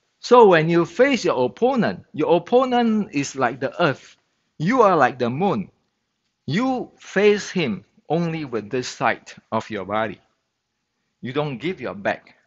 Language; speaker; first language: English; non-native, fluent; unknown